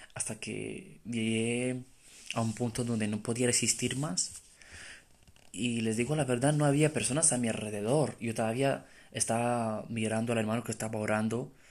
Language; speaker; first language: Spanish; non-native, fluent; Romanian